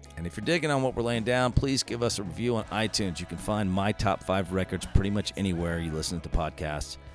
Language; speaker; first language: English; native; English